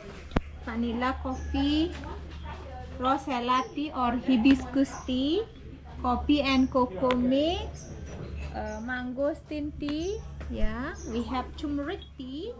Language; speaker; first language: English; non-native, learner; Balinese